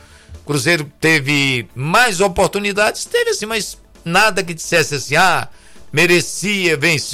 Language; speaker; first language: Portuguese; native; Portuguese